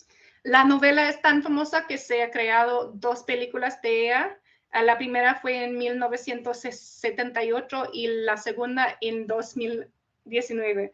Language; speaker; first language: Spanish; non-native, fluent; English